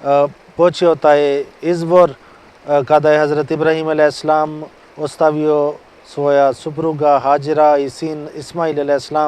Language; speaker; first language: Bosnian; non-native, learner; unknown